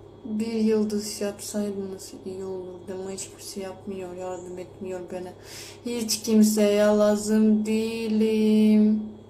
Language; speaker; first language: Turkish; early bilingual, heritage; Turkish